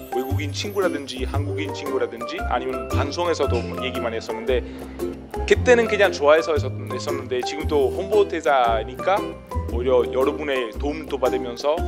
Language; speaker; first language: Korean; non-native, fluent; Italian